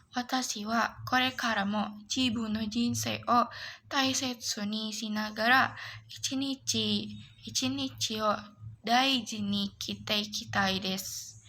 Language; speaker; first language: Japanese; non-native, learner; Indonesian